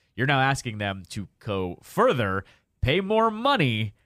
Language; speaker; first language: English; native; English